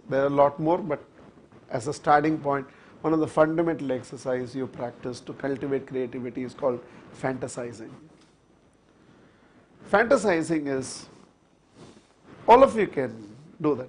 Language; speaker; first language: English; non-native, local second language; Tamil